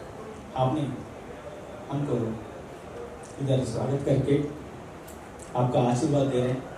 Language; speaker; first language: Hindi; non-native, local second language; Telugu